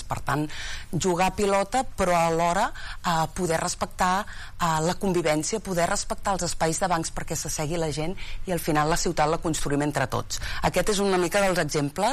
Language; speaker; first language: Catalan; native; Catalan